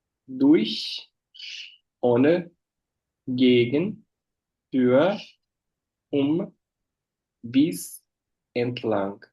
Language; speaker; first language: German; non-native, fluent; Portuguese